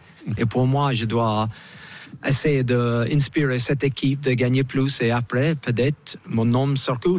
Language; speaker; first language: French; non-native, fluent; English